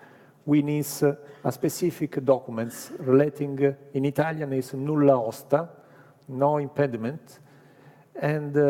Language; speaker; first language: English; non-native, learner; Italian